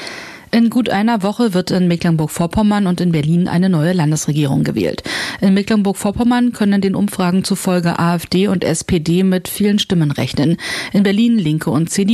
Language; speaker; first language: German; native; German